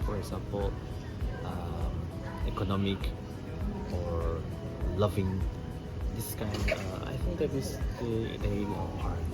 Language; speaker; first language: English; non-native, learner; Spanish